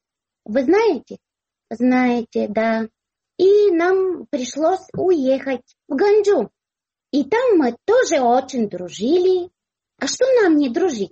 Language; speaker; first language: Russian; non-native, local second language; Azerbaijani